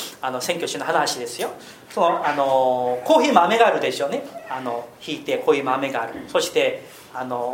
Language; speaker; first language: Japanese; non-native, fluent; Korean